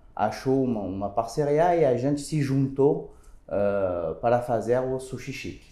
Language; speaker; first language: Portuguese; non-native, fluent; French